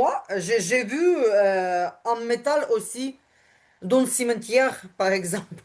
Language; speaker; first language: French; non-native, learner; Ukrainian